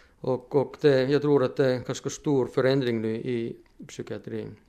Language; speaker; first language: Swedish; non-native, fluent; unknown